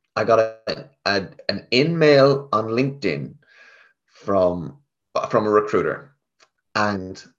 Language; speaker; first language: English; native; English